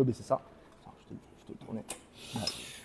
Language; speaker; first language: French; native; French